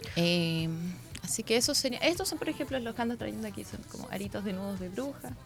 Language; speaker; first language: Spanish; native; Spanish